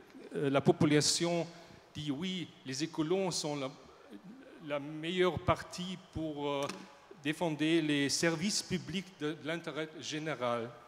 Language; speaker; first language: French; non-native, learner; German